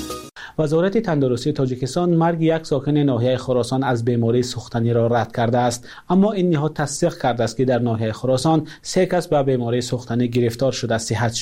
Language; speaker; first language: Tajik; native; Tajik